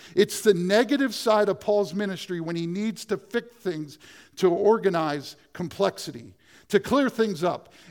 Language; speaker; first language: English; native; English